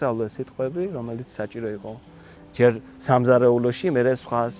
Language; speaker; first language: Georgian; non-native, learner; Persian